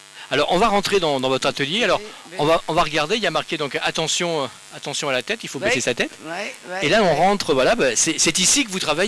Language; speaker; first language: French; native; French